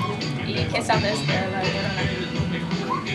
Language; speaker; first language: Spanish; non-native, learner; English